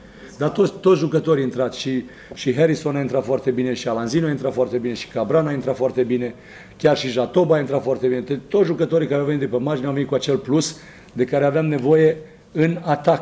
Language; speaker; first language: Romanian; native; Romanian